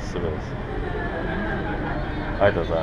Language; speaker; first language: Japanese; non-native, learner; Russian